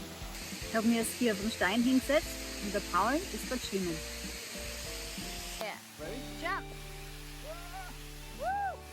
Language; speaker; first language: German; native; German